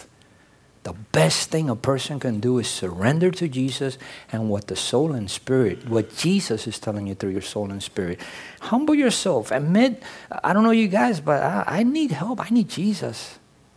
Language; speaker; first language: English; early bilingual, other home language; Spanish